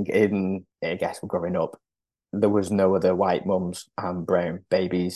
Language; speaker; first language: English; native; English